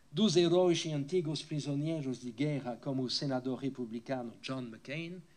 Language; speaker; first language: Portuguese; non-native, fluent; French